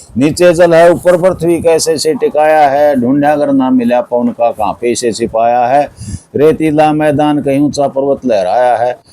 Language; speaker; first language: Hindi; native; Hindi